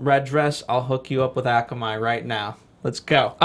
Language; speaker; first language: English; native; English